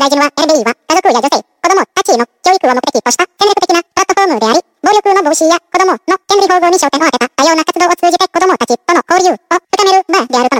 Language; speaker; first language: Japanese; non-native, fluent; Indonesian